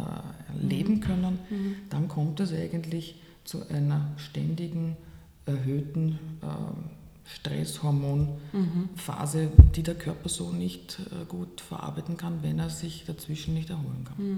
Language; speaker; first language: German; native; German